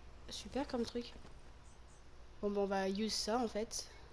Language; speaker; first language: French; native; French